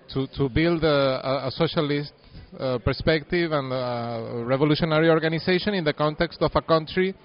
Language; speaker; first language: English; non-native, fluent; Spanish